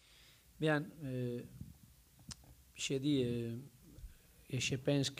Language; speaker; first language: French; non-native, learner; Spanish